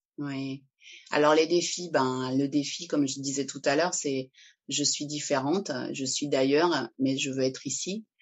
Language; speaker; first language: French; early bilingual, other home language; Spanish